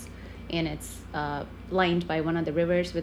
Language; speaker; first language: English; non-native, local second language; Tamil